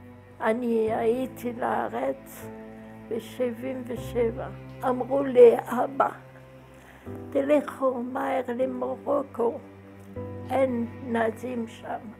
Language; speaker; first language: Hebrew; non-native, fluent; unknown